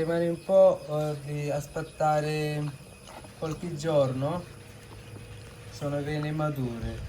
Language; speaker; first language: Italian; non-native, learner; Malayalam